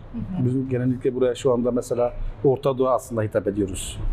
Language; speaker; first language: Turkish; native; Turkish